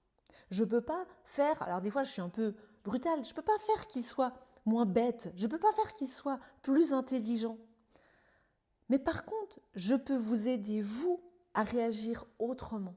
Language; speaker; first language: French; native; French